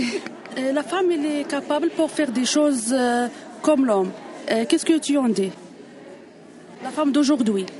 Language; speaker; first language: French; non-native, learner; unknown